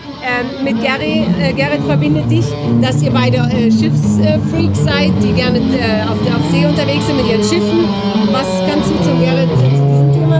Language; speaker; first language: German; native; German